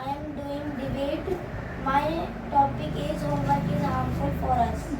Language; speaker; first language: English; non-native, learner; Hindi